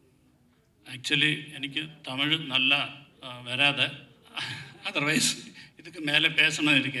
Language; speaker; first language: Tamil; non-native, learner; Malayalam